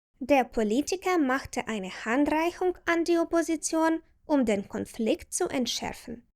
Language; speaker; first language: German; non-native, fluent; Ukrainian